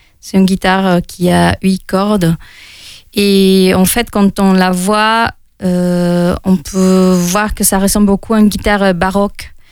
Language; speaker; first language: French; non-native, fluent; Spanish